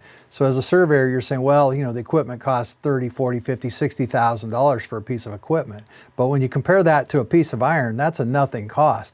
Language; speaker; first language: English; native; English